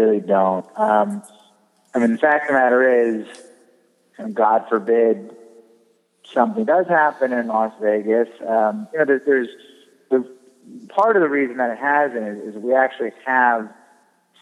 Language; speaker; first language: English; native; English